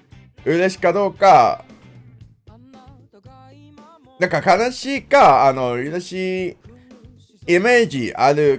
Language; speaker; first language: Japanese; non-native, learner; English